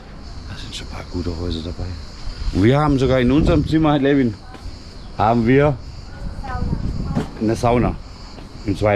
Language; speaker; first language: German; native; German